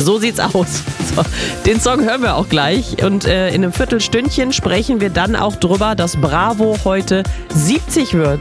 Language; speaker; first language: German; native; German